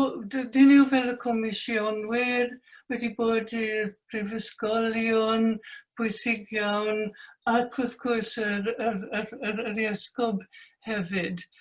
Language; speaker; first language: Welsh; non-native, fluent; English